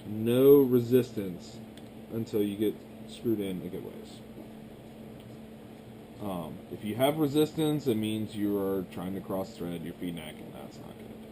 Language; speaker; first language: English; native; English